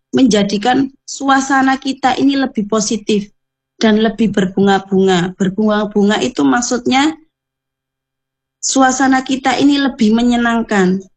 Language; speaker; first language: Indonesian; non-native, local second language; Javanese